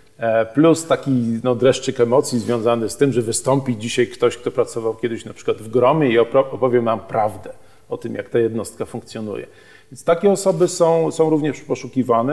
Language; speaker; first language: Polish; native; Polish